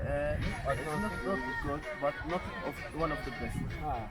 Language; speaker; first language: English; non-native, fluent; Arabic